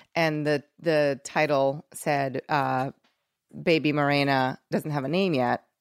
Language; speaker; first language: English; early bilingual, other home language; Portuguese